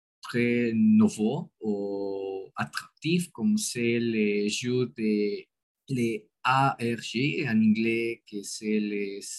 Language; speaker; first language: French; non-native, learner; Spanish